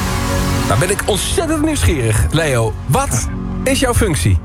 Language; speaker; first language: Dutch; native; Dutch